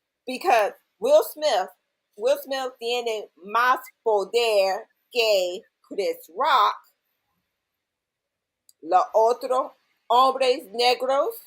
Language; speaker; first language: Spanish; non-native, learner; English